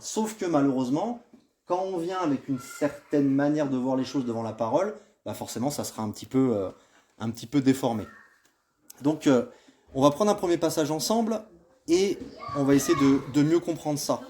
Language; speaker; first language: French; native; French